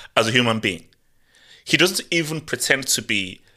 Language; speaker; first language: English; non-native, local second language; Yoruba